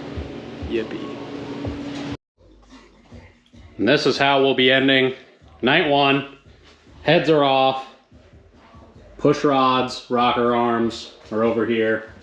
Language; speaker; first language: English; native; English